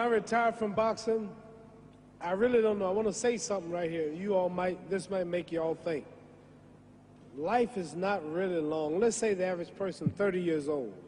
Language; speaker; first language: English; native; English